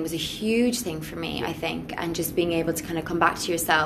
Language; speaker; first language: English; native; English